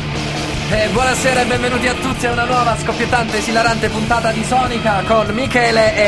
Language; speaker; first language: Italian; native; Italian